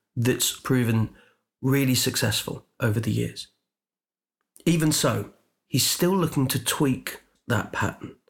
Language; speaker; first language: English; native; English